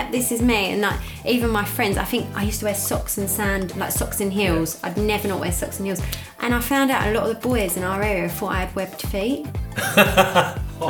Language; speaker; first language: English; native; English